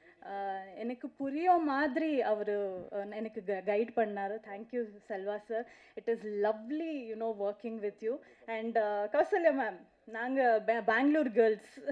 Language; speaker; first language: Tamil; non-native, learner; Kannada